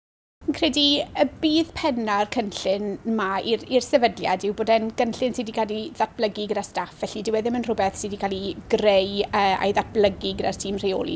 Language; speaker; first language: Welsh; native; Welsh